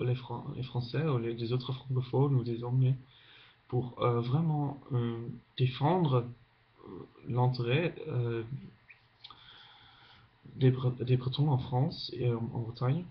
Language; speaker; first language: French; non-native, fluent; Dutch